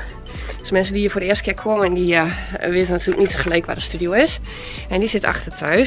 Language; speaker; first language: Dutch; native; Dutch